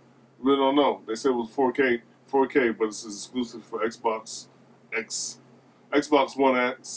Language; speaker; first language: English; native; English